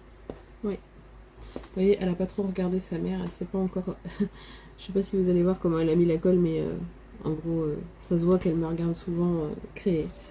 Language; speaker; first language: French; native; French